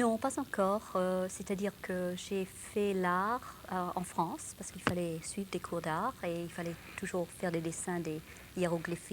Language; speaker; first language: French; non-native, local second language; English